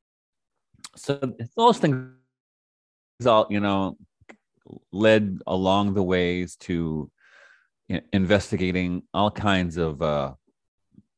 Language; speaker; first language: English; native; English